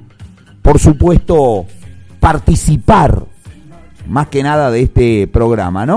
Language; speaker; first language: Spanish; native; Spanish